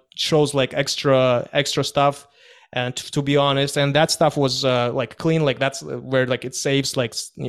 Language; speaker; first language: English; non-native, fluent; Russian